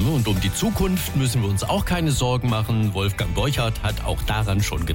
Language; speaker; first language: German; native; German